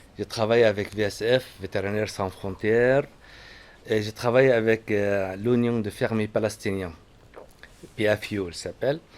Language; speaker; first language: French; non-native, fluent; Arabic